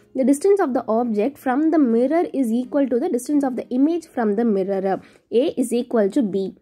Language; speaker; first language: English; non-native, local second language; Tamil